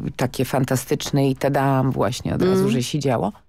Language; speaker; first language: Polish; native; Polish